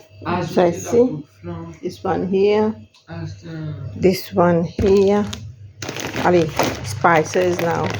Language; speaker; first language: English; non-native, local second language; Morisyen